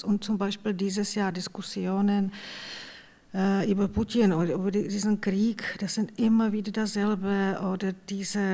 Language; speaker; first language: German; non-native, fluent; Czech